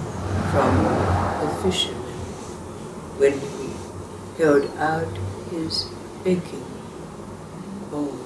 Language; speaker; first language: English; native; English